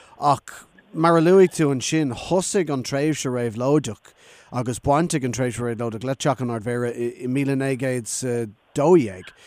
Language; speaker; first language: Irish; non-native, local second language; English